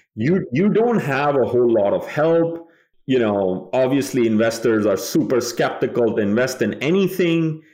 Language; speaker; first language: English; non-native, local second language; Bangla